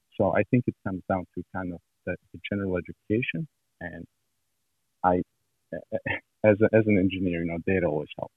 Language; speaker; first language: English; non-native, fluent; Serbian